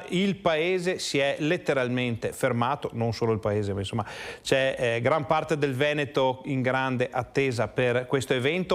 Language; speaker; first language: Italian; native; Italian